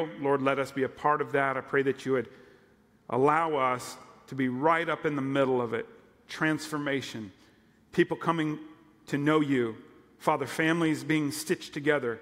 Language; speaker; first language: English; native; English